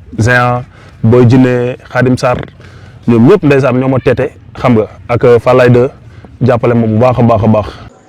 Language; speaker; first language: Wolof; non-native, local second language; Fula